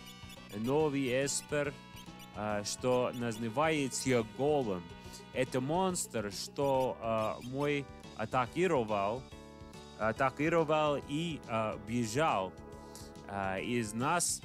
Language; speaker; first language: Russian; non-native, learner; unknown